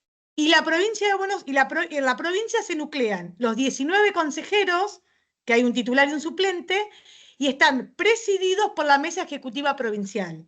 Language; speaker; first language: Spanish; native; Spanish